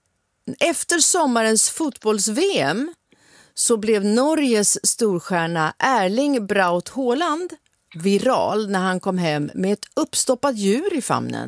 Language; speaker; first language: Swedish; native; Swedish